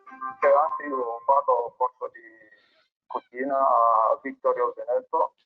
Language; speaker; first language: Italian; non-native, learner; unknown